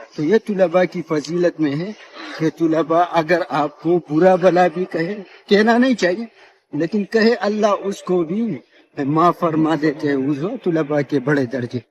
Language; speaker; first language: Urdu; native; Urdu